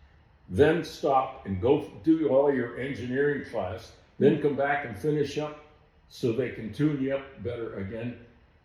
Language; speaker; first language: English; native; English